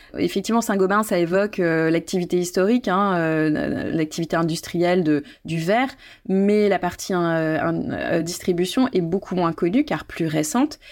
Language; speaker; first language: French; native; French